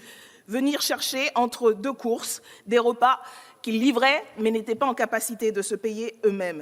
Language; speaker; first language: French; native; French